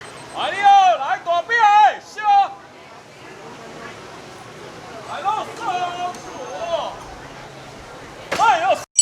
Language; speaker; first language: Chinese; native; Chinese